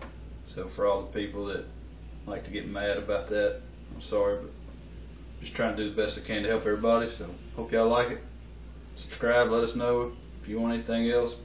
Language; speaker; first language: English; native; English